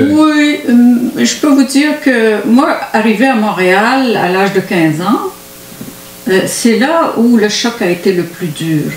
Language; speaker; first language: French; non-native, fluent; Arabic